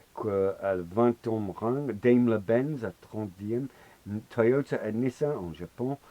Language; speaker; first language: French; non-native, learner; English